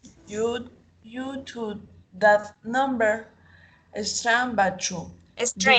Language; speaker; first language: English; non-native, learner; Spanish